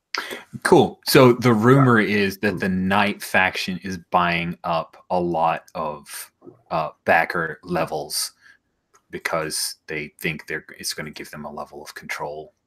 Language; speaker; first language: English; native; English